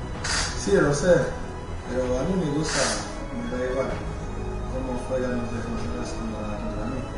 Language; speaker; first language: Spanish; non-native, fluent; French